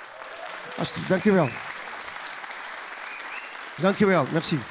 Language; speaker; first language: Dutch; non-native, learner; Riffian